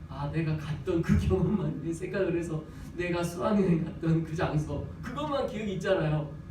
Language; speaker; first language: Korean; native; Korean